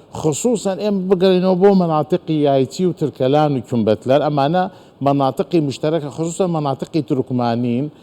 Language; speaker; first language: Central Kurdish; non-native, local second language; Azerbaijani